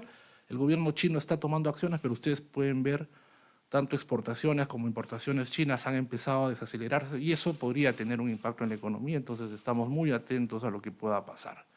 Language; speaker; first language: Spanish; native; Spanish